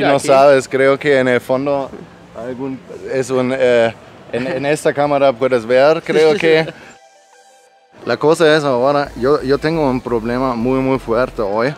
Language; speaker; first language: Spanish; non-native, learner; German